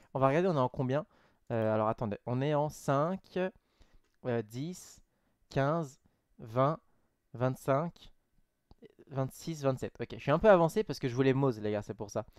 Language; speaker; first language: French; native; French